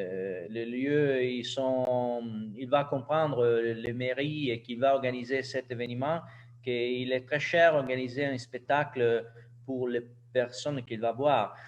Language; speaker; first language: French; non-native, learner; Italian